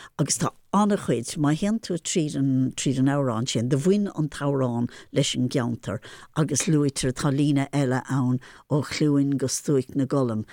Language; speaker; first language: Irish; non-native, local second language; English